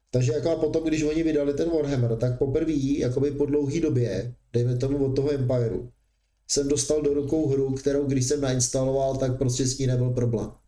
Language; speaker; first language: Czech; native; Czech